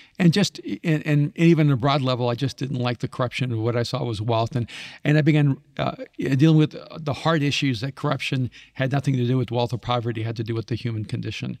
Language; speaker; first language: English; early bilingual, other home language; Spanish